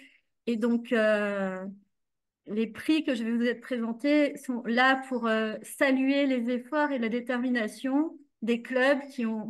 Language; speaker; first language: French; native; French